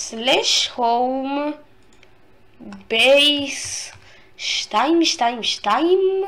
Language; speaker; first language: Hebrew; native; Hebrew